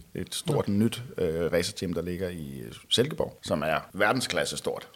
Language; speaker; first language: Danish; native; Danish